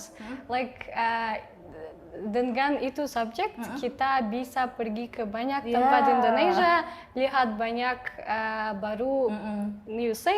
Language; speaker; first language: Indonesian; non-native, learner; Tajik